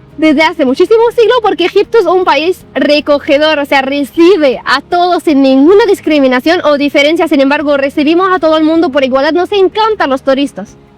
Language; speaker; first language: Spanish; non-native, fluent; Arabic